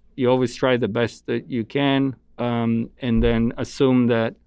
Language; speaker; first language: English; non-native, fluent; Italian